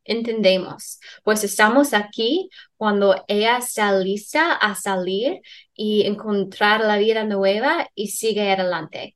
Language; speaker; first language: Spanish; non-native, fluent; English